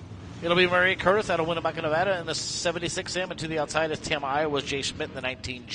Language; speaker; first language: English; native; English